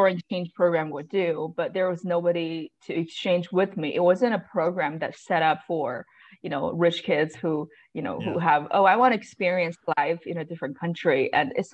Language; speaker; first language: English; non-native, fluent; Chinese